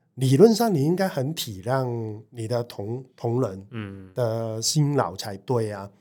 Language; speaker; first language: Chinese; non-native, local second language; Cantonese